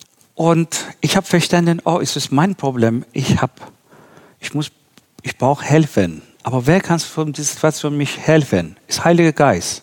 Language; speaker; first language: German; non-native, learner; Persian